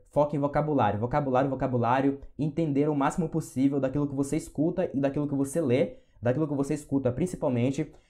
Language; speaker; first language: Portuguese; native; Portuguese